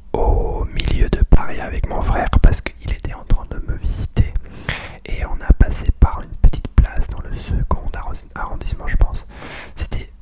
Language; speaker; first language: French; non-native, fluent; English